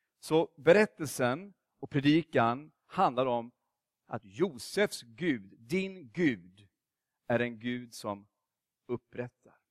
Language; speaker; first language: Swedish; native; Swedish